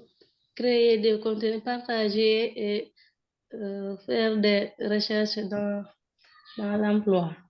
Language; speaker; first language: French; non-native, local second language; Wolof